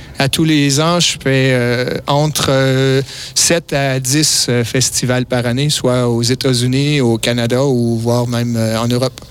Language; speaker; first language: French; native; French